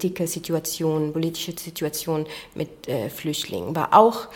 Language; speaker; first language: German; non-native, fluent; Arabic